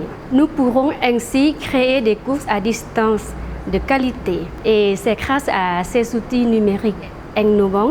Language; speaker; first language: French; non-native, fluent; Lao